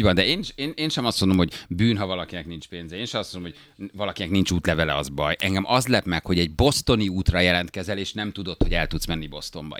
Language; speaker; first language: Hungarian; native; Hungarian